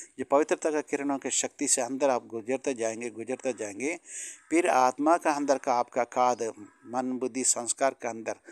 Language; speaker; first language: Hindi; non-native, local second language; Tamil